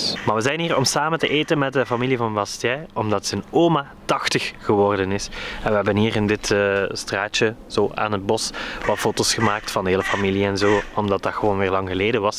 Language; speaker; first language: Dutch; native; Dutch